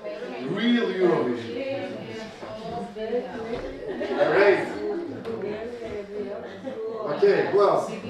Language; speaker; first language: English; non-native, fluent; Turkish